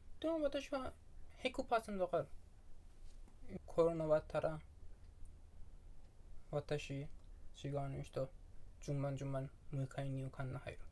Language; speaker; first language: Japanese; non-native, learner; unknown